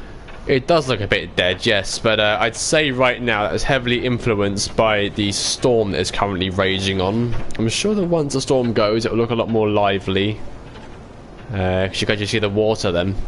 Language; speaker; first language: English; native; English